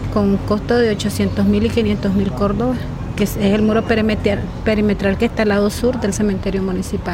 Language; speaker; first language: Spanish; native; Spanish